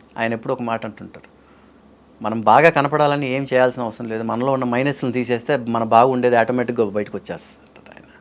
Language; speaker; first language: Telugu; native; Telugu